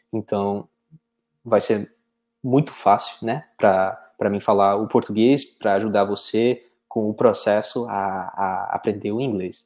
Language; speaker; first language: Portuguese; early bilingual, heritage; English